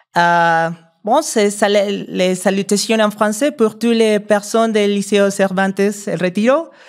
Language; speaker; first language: French; non-native, learner; Spanish